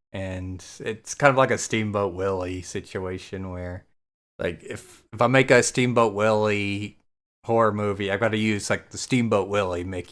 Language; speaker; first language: English; native; English